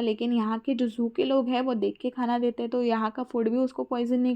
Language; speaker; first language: Hindi; native; Hindi